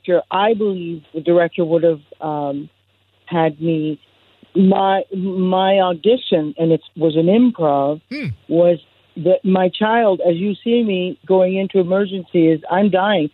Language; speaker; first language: English; non-native, fluent; Spanish